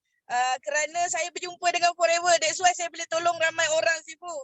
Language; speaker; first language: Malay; native; Malay